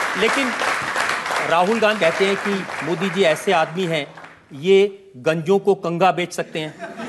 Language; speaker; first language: Hindi; native; Hindi